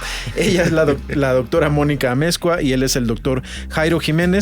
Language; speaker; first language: Spanish; native; Spanish